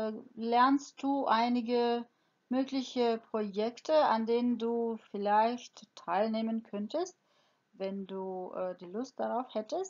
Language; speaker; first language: German; non-native, fluent; Croatian